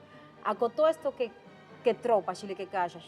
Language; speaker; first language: Macedonian; non-native, fluent; Spanish